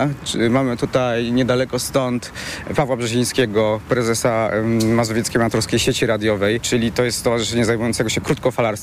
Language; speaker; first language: Polish; native; Polish